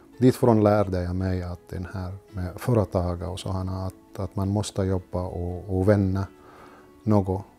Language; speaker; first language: Swedish; non-native, fluent; Arabic